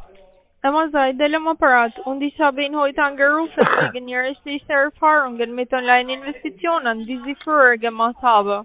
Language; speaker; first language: German; non-native, learner; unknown